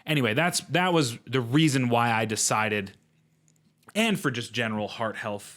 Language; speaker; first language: English; native; English